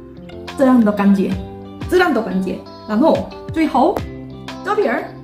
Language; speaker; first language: Chinese; non-native, learner; Korean